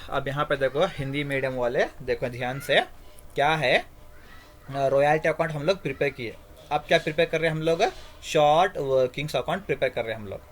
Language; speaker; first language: Hindi; non-native, local second language; Kannada